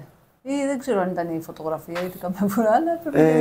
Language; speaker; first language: Greek; native; Greek